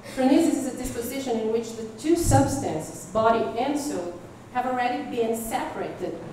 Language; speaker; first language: English; non-native, fluent; Portuguese